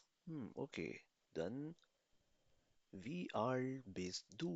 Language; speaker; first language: German; non-native, fluent; Urdu